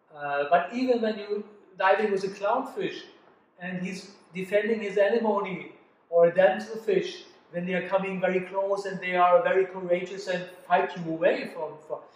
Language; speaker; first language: English; non-native, fluent; German